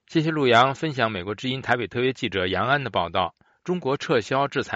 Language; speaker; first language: Chinese; native; Chinese